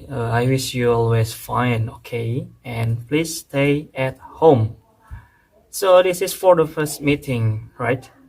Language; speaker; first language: English; non-native, fluent; Indonesian